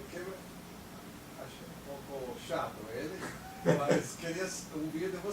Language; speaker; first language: Portuguese; non-native, fluent; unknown